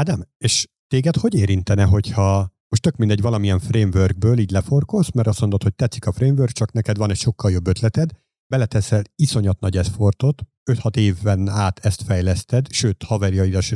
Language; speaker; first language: Hungarian; native; Hungarian